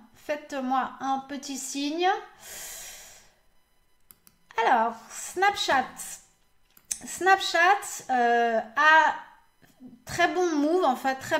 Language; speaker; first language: French; native; French